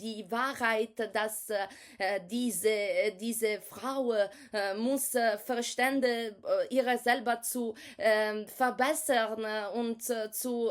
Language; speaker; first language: German; non-native, learner; Italian